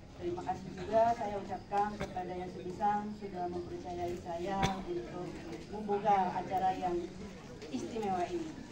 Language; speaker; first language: Indonesian; non-native, fluent; Japanese